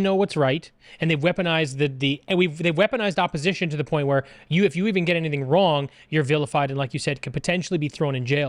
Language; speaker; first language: English; native; English